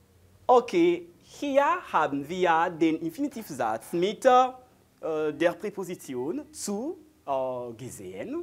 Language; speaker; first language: German; non-native, learner; French